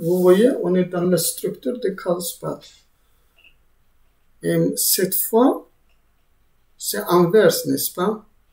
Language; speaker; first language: French; non-native, fluent; Azerbaijani